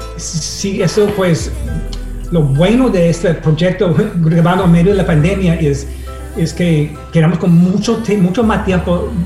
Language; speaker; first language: Spanish; non-native, fluent; English